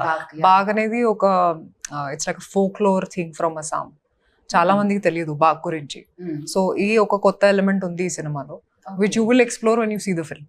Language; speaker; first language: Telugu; non-native, fluent; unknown